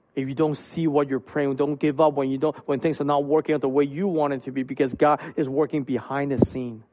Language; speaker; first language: English; non-native, local second language; Cantonese